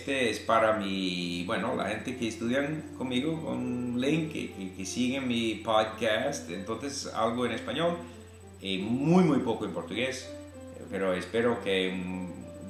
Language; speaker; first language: Spanish; non-native, fluent; English